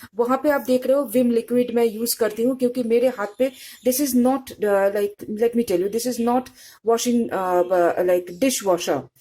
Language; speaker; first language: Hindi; non-native, local second language; Bangla